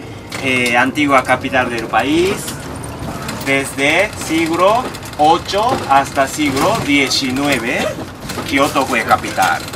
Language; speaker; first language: Spanish; non-native, learner; Japanese